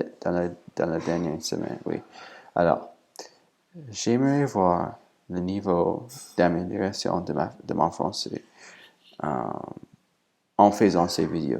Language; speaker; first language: French; non-native, learner; English